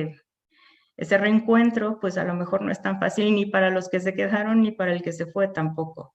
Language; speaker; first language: Spanish; native; Spanish